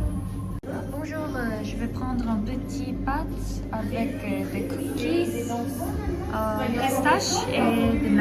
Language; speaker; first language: French; non-native, fluent; Korean